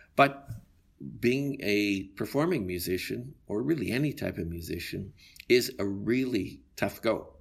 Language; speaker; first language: English; native; English